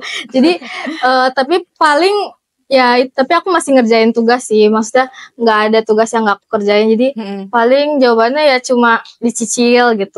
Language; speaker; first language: Indonesian; native; Indonesian